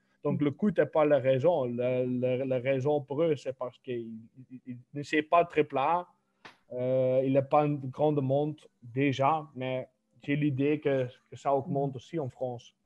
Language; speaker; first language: French; non-native, local second language; Dutch